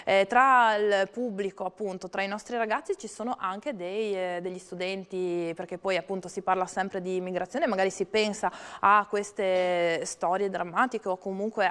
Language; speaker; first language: Italian; native; Italian